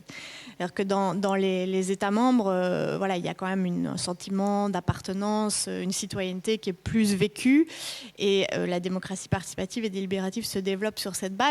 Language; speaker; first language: French; native; French